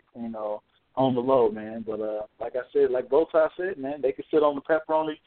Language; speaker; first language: English; native; English